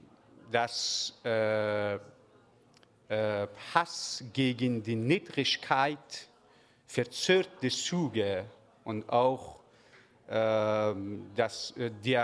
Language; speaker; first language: German; non-native, learner; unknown